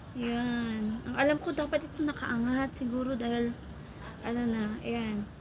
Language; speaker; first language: Filipino; non-native, local second language; Cebuano